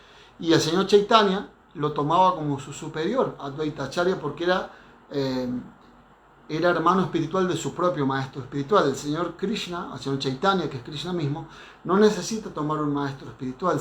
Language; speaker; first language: Spanish; native; Spanish